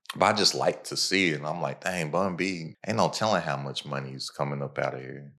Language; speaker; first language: English; native; English